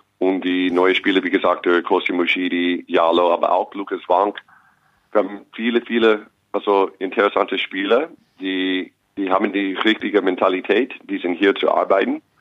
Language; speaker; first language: German; non-native, fluent; English